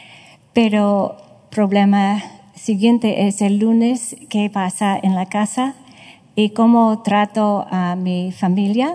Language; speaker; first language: Spanish; non-native, fluent; English